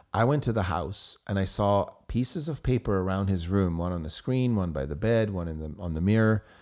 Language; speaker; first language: English; non-native, fluent; German